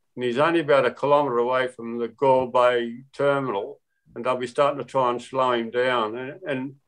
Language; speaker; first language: English; native; English